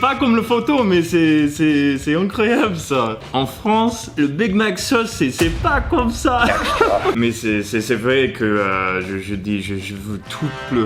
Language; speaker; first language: French; non-native, learner; English